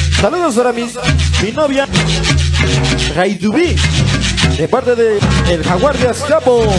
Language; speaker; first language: Spanish; native; Spanish